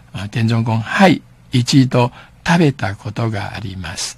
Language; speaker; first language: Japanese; non-native, fluent; Min Nan Chinese